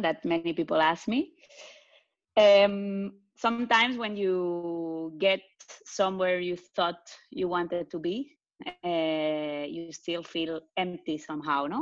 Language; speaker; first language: English; non-native, fluent; Spanish